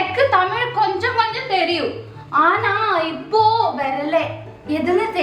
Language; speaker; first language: Tamil; non-native, learner; Malayalam